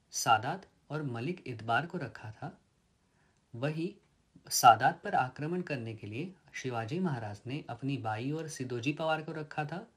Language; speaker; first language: Hindi; non-native, local second language; Marathi